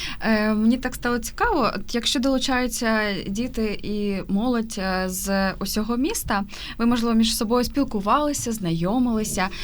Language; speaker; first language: Ukrainian; native; Ukrainian